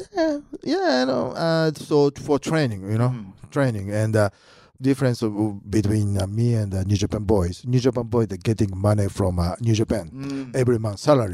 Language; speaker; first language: English; non-native, learner; Japanese